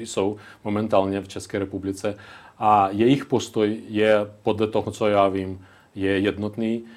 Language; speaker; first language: Czech; non-native, local second language; Ukrainian